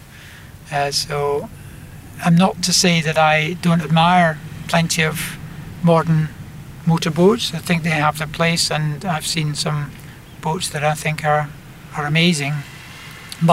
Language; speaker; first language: English; native; English